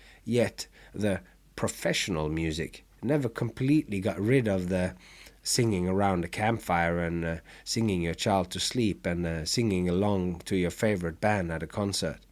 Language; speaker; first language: English; non-native, fluent; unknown